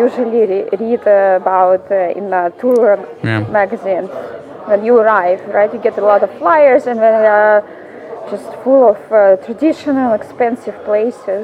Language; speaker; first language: English; non-native, fluent; Russian